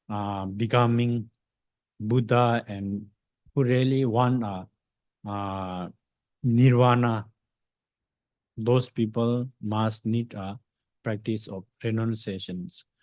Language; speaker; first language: English; non-native, fluent; Tibetan